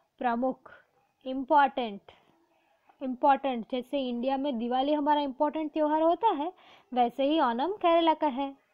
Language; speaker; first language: Hindi; non-native, local second language; Gujarati